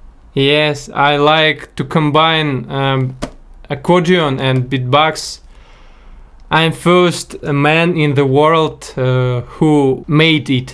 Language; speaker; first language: English; non-native, learner; Russian